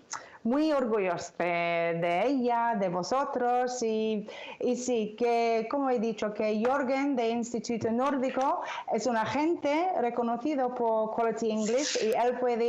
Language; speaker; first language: Spanish; non-native, fluent; English